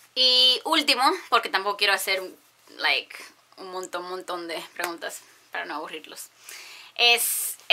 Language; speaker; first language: Spanish; early bilingual, heritage; Spanish